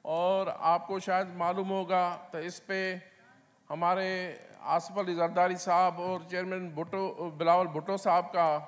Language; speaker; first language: Urdu; non-native, local second language; Sindhi